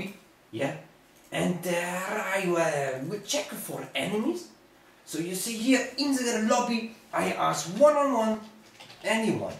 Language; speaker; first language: English; non-native, learner; German